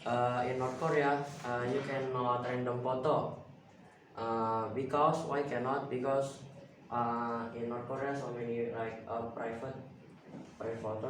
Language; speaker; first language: English; non-native, learner; Indonesian